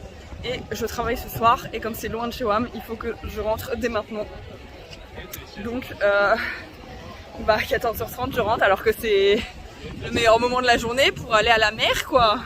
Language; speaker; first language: French; native; French